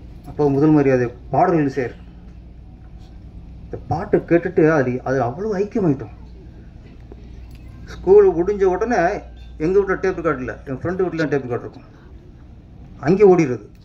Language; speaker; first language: Tamil; native; Tamil